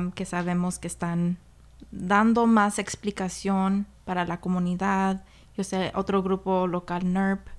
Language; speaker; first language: Spanish; early bilingual, heritage; Spanish